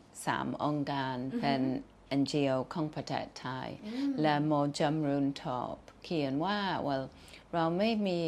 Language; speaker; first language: Thai; non-native, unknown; English